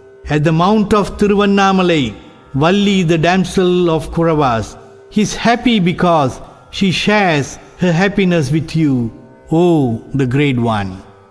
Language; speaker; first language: English; non-native, local second language; Tamil